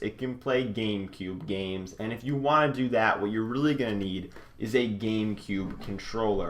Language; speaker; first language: English; native; English